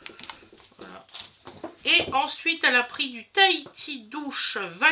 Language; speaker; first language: French; native; French